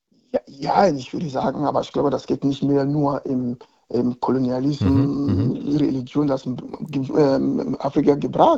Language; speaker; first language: German; non-native, learner; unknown